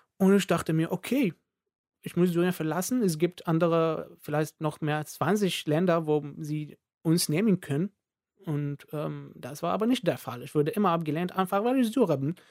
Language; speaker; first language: German; non-native, fluent; Arabic